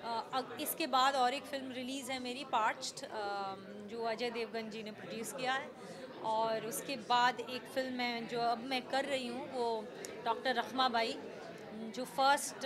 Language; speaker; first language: Hindi; non-native, local second language; Bangla